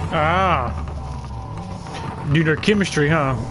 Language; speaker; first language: English; native; English